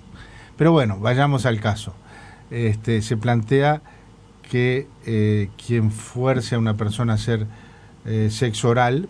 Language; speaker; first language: Spanish; native; Spanish